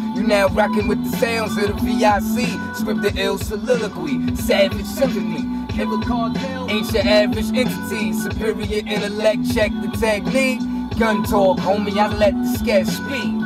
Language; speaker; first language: English; native; English